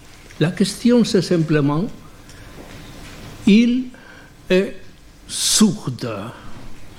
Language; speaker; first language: French; non-native, fluent; Spanish